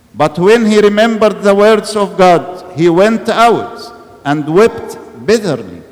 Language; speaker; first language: English; non-native, fluent; Arabic